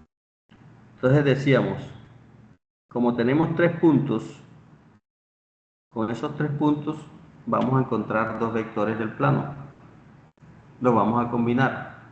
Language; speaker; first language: Spanish; native; Spanish